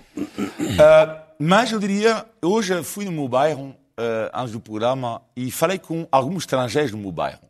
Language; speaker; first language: Portuguese; non-native, fluent; French